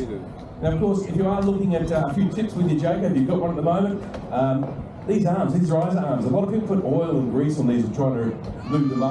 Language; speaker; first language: English; native; English